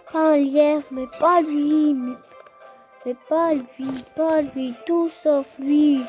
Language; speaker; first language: French; non-native, fluent; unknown